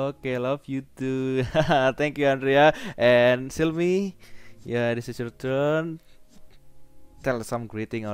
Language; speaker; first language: English; non-native, learner; Indonesian